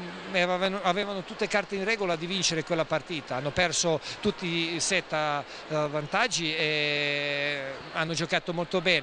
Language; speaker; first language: Italian; non-native, fluent; Serbian